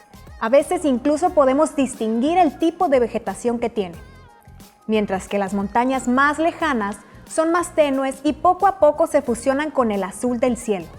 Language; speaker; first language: Spanish; native; Spanish